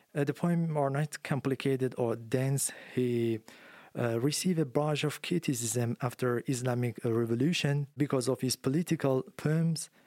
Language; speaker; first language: English; non-native, fluent; Persian